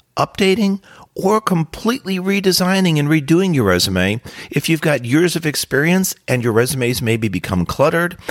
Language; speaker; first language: English; native; English